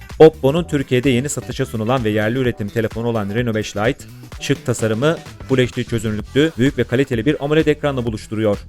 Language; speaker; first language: Turkish; native; Turkish